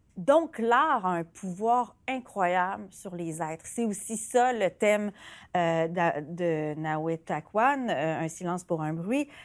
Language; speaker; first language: French; native; French